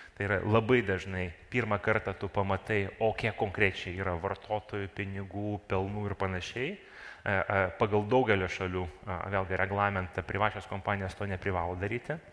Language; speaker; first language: Lithuanian; non-native, local second language; Russian